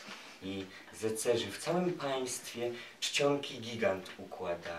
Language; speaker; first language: Polish; native; Polish